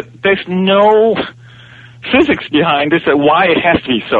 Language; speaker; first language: English; non-native, local second language; Cantonese